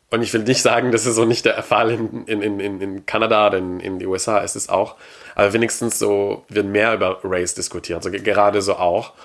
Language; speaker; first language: German; non-native, fluent; French